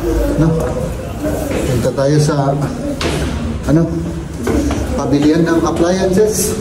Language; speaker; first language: Filipino; native; Filipino